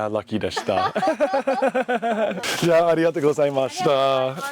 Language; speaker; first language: Japanese; non-native, fluent; English